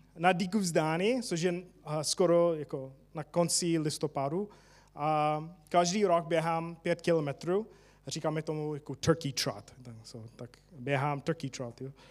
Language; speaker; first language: Czech; non-native, fluent; English